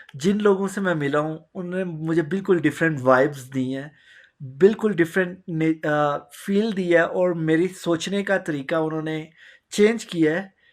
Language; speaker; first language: Urdu; non-native, local second language; Punjabi